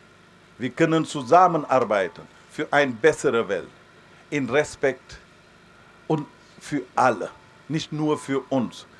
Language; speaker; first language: German; non-native, fluent; Wolof